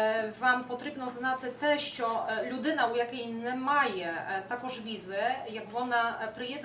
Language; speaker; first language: Ukrainian; non-native, fluent; Polish